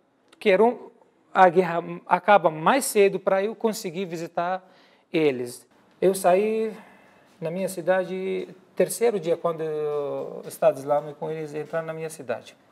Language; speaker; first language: Portuguese; non-native, learner; Arabic